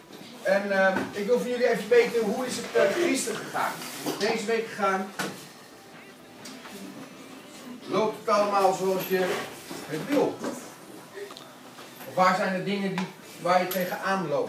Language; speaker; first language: Dutch; native; Dutch